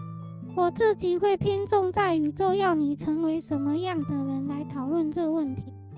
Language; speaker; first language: Chinese; native; Chinese